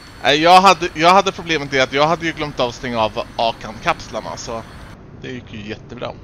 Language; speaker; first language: Swedish; native; Swedish